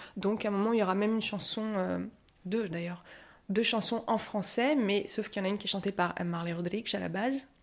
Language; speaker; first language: French; native; French